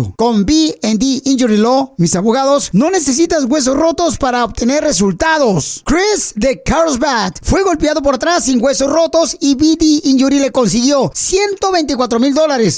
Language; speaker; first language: Spanish; native; Spanish